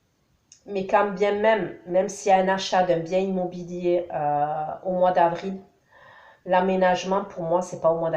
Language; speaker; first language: French; native; French